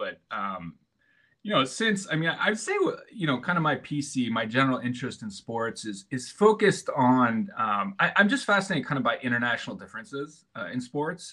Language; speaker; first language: English; native; English